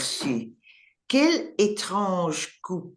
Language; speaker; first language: French; non-native, learner; English